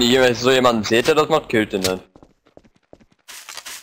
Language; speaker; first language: German; native; German